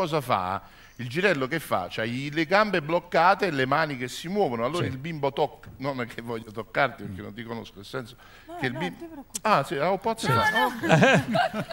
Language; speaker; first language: Italian; native; Italian